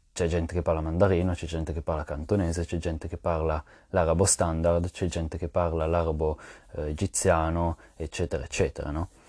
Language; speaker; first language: Italian; non-native, fluent; French